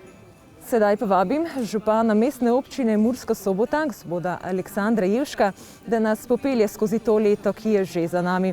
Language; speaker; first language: Slovenian; native; Slovenian